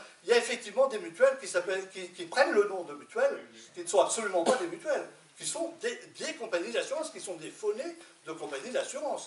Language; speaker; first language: French; native; French